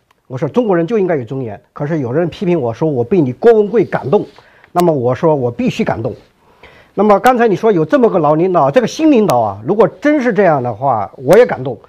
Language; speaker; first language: Chinese; native; Chinese